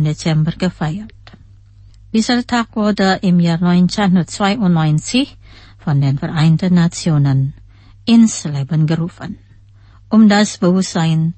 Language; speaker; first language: German; non-native, fluent; Indonesian